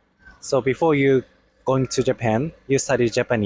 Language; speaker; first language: English; non-native, fluent; Japanese